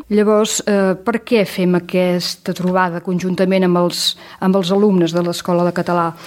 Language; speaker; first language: Catalan; native; Catalan